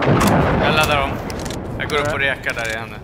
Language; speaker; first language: Swedish; native; Swedish